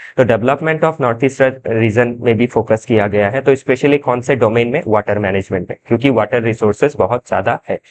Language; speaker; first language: Hindi; non-native, local second language; Assamese